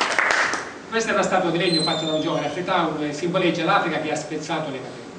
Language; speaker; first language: Italian; native; Italian